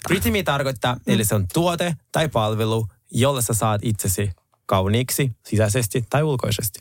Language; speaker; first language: Finnish; non-native, fluent; Russian